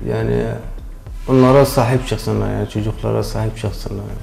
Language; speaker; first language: Turkish; non-native, learner; Kurdish